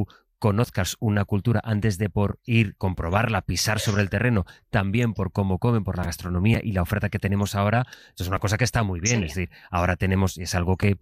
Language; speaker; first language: Spanish; native; Spanish